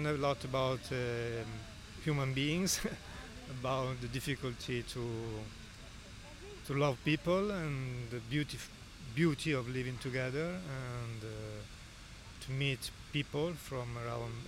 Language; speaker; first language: English; non-native, learner; Italian